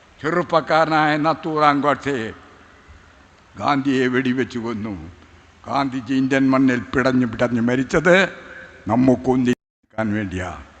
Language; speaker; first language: Malayalam; native; Malayalam